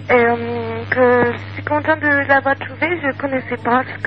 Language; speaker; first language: French; non-native, learner; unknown